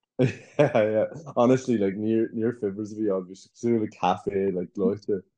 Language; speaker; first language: Irish; non-native, local second language; English